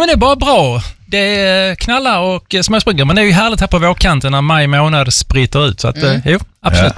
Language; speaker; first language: Swedish; native; Swedish